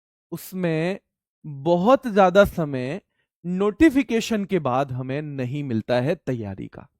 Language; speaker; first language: Hindi; native; Hindi